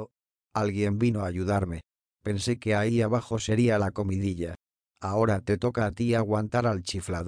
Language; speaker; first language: Spanish; native; Spanish